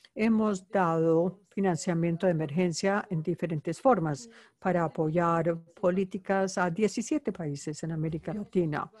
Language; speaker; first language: Spanish; non-native, fluent; Bulgarian